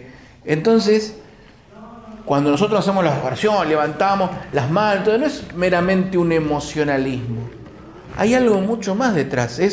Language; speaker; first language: Spanish; native; Spanish